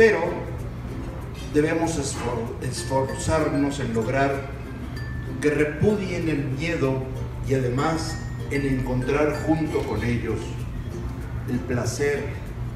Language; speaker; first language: Spanish; native; Spanish